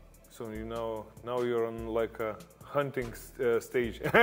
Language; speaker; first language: English; non-native, fluent; Lithuanian